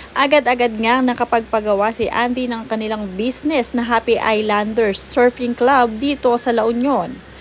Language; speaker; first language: Filipino; native; Filipino